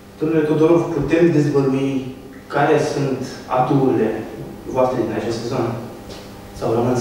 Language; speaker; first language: Romanian; native; Romanian